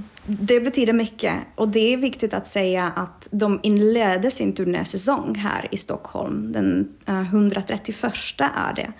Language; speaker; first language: Swedish; non-native, fluent; Czech